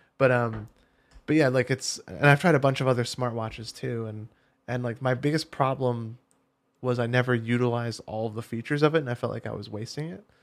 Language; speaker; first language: English; native; English